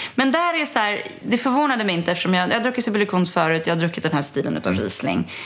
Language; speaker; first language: Swedish; early bilingual, other home language; German